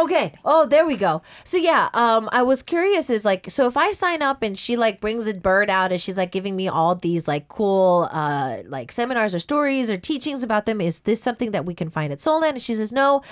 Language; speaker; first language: English; early bilingual, other home language; Korean